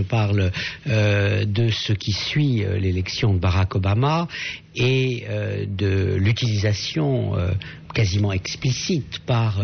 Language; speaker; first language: French; native; French